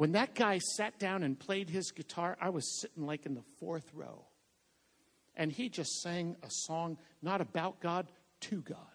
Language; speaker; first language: English; native; English